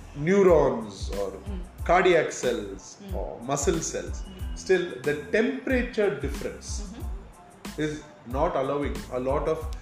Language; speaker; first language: English; non-native, local second language; Tamil